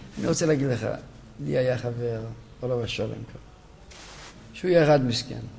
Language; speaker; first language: Hebrew; non-native, local second language; Yiddish